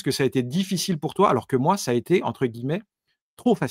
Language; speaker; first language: French; native; French